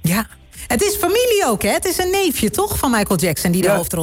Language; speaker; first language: Dutch; native; Dutch